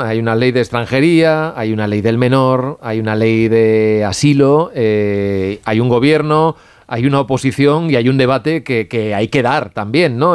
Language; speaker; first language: Spanish; native; Spanish